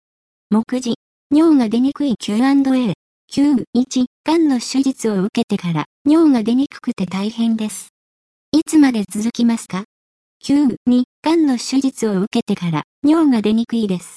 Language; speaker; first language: Japanese; native; Japanese